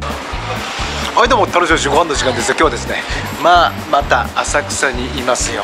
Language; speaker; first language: Japanese; native; Japanese